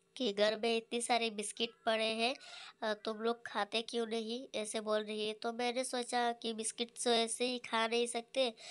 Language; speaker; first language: Hindi; native; Hindi